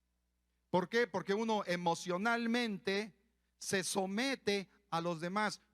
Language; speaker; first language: Spanish; native; Spanish